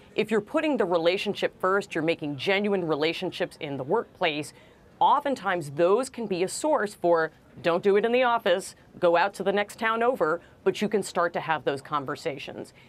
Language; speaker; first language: English; native; English